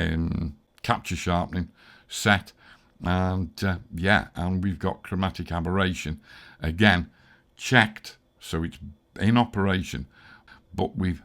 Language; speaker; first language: English; native; English